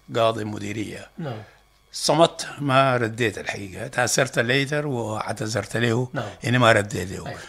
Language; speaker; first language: Arabic; non-native, local second language; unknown